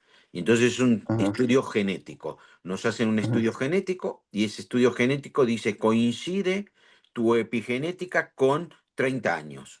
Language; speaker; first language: Spanish; native; Spanish